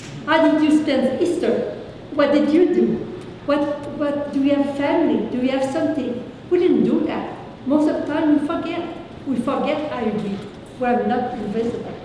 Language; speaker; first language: English; non-native, fluent; French